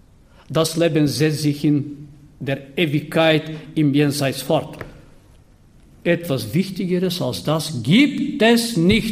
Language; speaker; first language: German; non-native, fluent; Bulgarian